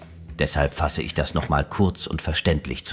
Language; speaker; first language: German; native; German